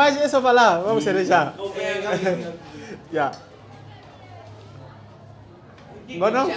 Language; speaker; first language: Portuguese; non-native, fluent; Vietnamese